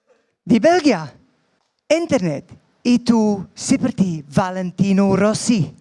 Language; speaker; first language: Indonesian; non-native, fluent; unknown